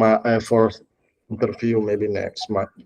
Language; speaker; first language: English; non-native, learner; Indonesian